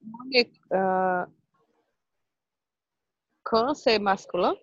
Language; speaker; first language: French; non-native, learner; Portuguese